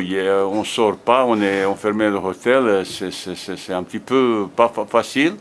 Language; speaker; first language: French; non-native, fluent; Bosnian